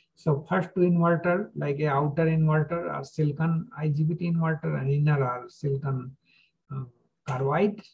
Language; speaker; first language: English; non-native, local second language; Hindi